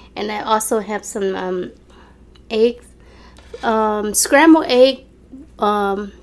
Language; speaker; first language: English; non-native, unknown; Thai